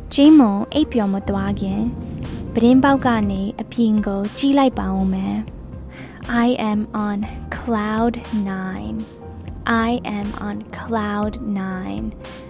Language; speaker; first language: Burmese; native; Burmese